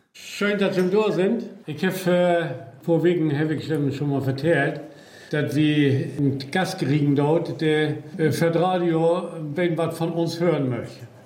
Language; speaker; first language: German; native; German